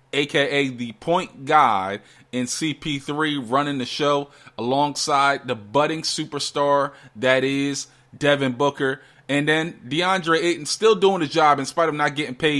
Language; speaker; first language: English; native; English